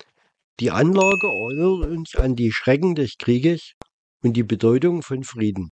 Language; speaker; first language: German; native; German